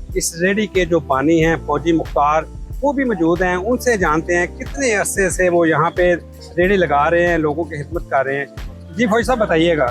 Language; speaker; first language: Urdu; non-native, local second language; Punjabi